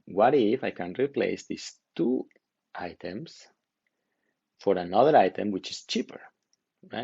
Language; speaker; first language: English; non-native, fluent; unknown